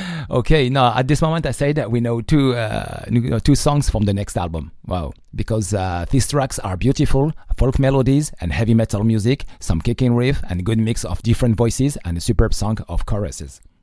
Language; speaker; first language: English; non-native, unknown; French